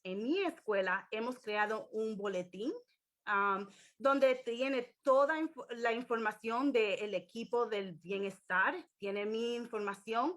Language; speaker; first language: Spanish; early bilingual, heritage; English